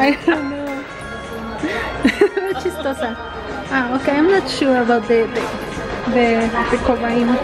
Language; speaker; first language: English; non-native, learner; Spanish